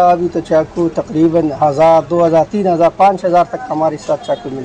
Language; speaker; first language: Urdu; non-native, local second language; Punjabi